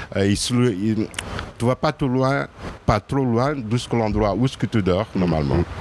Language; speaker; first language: French; non-native, fluent; Portuguese